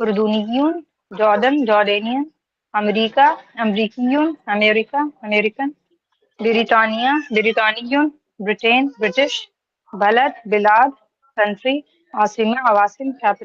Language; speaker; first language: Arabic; non-native, learner; Urdu